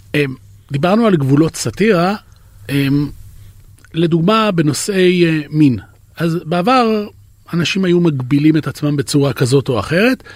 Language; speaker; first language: Hebrew; native; Hebrew